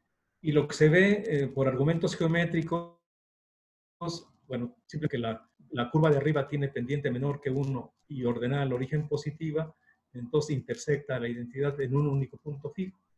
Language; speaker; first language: Spanish; native; Spanish